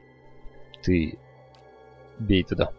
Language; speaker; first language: Russian; native; Russian